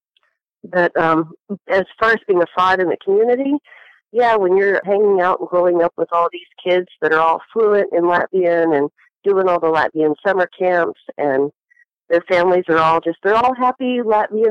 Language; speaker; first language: English; early bilingual, other home language; Latvian